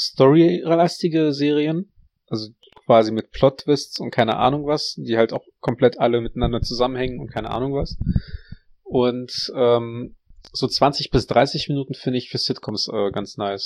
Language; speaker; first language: German; native; German